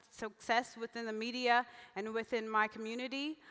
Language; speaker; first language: English; native; English